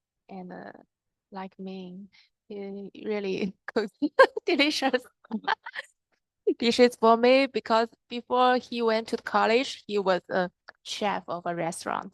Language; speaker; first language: English; non-native, learner; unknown